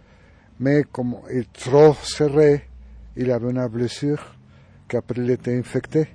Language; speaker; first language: French; non-native, learner; Spanish